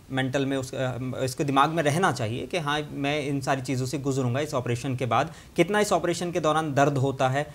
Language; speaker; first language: Hindi; non-native, local second language; Urdu